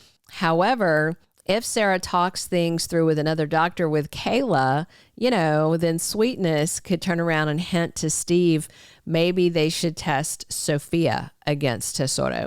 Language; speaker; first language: English; native; English